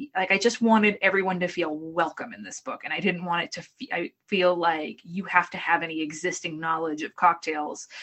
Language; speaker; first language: English; native; English